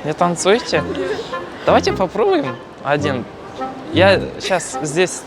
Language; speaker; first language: Russian; non-native, local second language; Kazakh